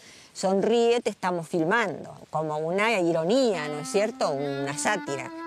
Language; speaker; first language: Spanish; native; Spanish